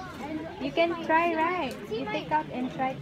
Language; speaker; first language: English; non-native, local second language; Filipino